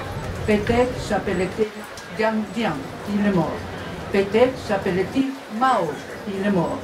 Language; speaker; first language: French; non-native, fluent; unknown